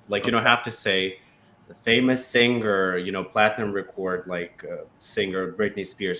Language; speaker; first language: English; non-native, fluent; Russian